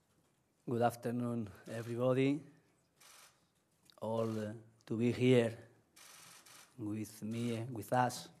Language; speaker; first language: English; non-native, learner; Spanish